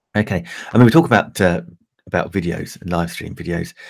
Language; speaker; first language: English; native; English